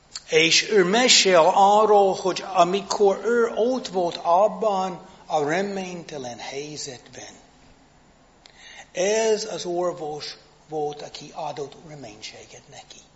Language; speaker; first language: Hungarian; non-native, fluent; English